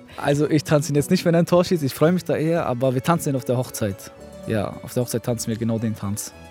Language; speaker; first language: German; early bilingual, other home language; Kurdish